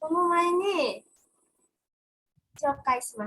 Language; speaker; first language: Japanese; non-native, learner; Indonesian